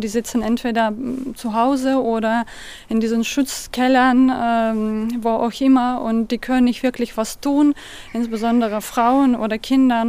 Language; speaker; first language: German; non-native, fluent; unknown